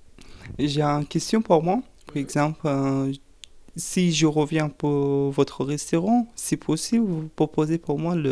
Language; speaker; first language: French; non-native, learner; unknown